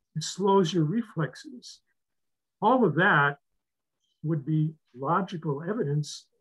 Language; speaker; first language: English; native; English